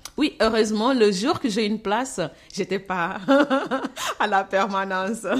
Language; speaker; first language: French; non-native, fluent; Portuguese